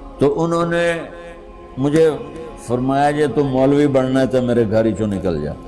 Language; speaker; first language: Urdu; non-native, local second language; Punjabi